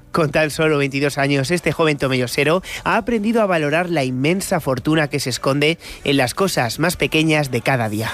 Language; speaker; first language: Spanish; native; Spanish